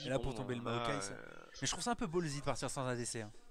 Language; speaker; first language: French; native; French